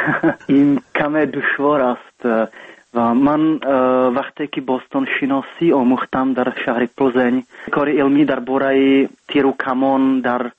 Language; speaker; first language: Persian; non-native, learner; Czech